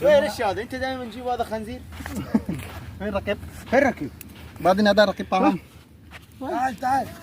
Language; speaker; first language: Arabic; non-native, learner; Filipino